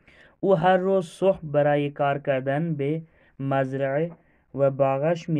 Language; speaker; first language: Persian; non-native, fluent; Urdu